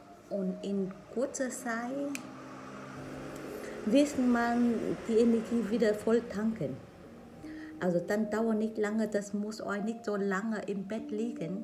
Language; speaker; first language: German; non-native, learner; Vietnamese